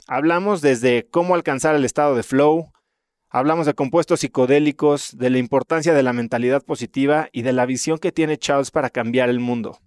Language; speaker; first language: Spanish; native; Spanish